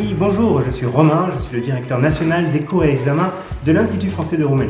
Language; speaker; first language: French; native; French